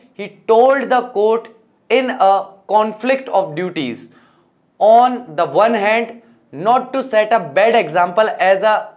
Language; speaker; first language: Hindi; native; Hindi